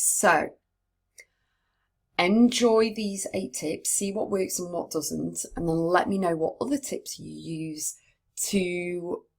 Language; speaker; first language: English; native; English